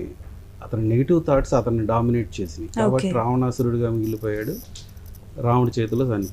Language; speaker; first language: Telugu; native; Telugu